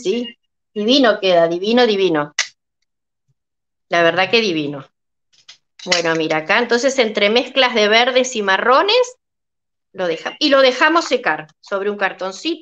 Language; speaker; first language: Spanish; native; Spanish